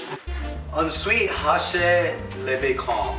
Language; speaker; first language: French; non-native, learner; English